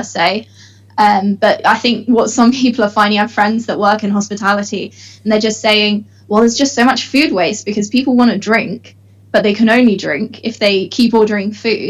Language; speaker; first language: English; native; English